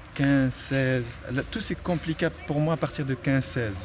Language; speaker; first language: French; non-native, local second language; Arabic